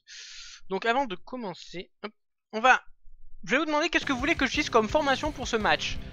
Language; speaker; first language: French; native; French